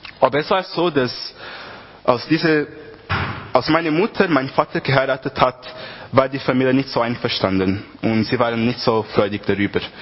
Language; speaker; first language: German; non-native, fluent; Portuguese